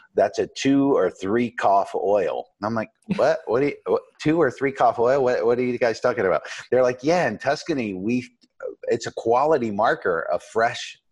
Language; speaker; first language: English; native; English